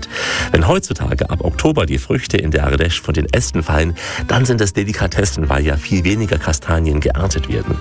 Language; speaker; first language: German; native; German